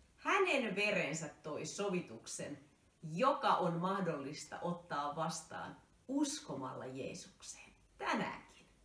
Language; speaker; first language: Finnish; native; Finnish